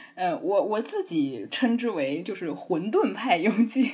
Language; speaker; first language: Chinese; native; Chinese